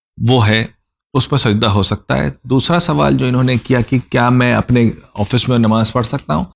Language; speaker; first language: Urdu; native; Urdu